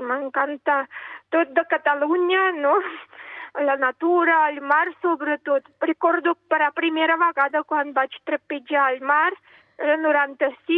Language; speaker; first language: Catalan; non-native, fluent; Russian